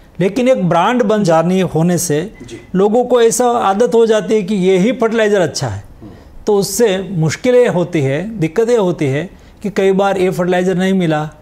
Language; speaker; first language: Hindi; non-native, local second language; Gujarati